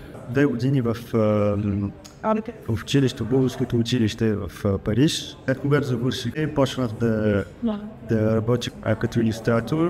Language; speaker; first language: Bulgarian; early bilingual, heritage; Bulgarian